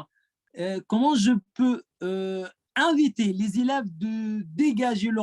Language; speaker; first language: French; non-native, fluent; Arabic